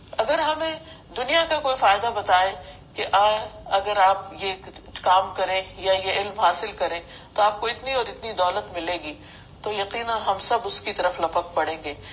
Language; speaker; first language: Urdu; native; Urdu